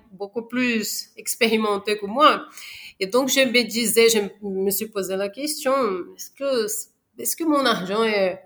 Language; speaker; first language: French; non-native, fluent; Portuguese